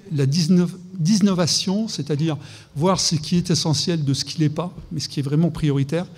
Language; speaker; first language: French; native; French